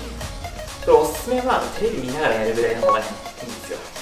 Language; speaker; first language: Japanese; native; Japanese